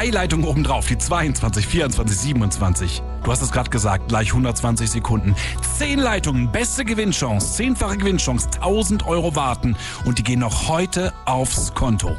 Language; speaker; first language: German; native; German